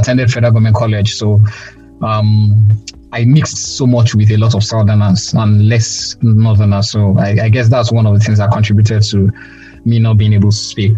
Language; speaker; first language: English; non-native, local second language; Yoruba